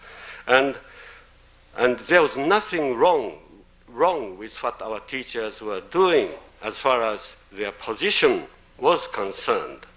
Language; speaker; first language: English; non-native, fluent; Japanese